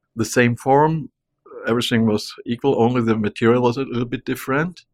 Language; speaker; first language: English; non-native, fluent; German